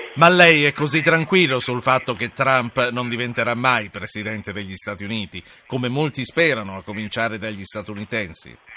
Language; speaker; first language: Italian; native; Italian